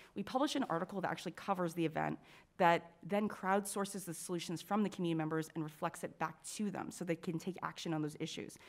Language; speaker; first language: English; native; English